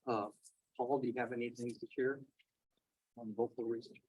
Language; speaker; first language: English; native; English